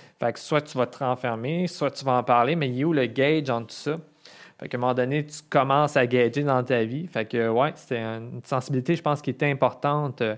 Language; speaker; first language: French; native; French